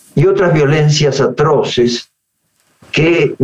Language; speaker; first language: Spanish; native; Spanish